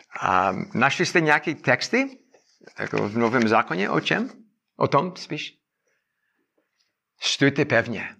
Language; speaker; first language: Czech; non-native, learner; English